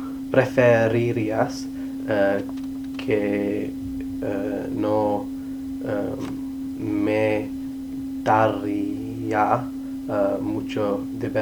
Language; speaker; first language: Spanish; non-native, learner; English